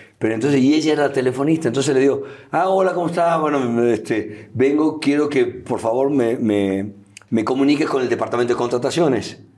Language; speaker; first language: Spanish; native; Spanish